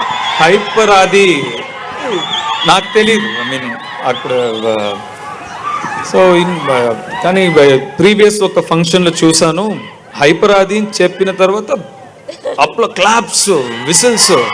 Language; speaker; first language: Telugu; non-native, learner; Tamil